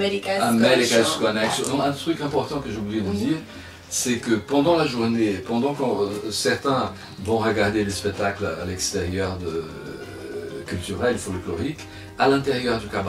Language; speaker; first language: French; non-native, fluent; Spanish